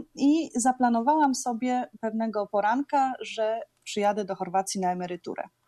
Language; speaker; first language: Polish; native; Polish